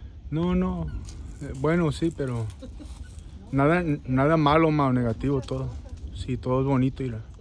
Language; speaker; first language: Spanish; early bilingual, other home language; English